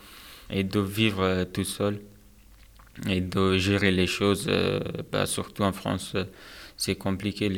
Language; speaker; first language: French; non-native, fluent; Persian